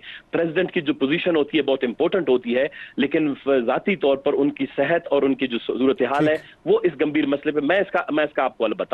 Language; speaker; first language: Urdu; non-native, local second language; Baluchi